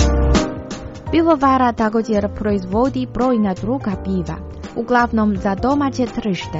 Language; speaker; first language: Croatian; non-native, fluent; Chinese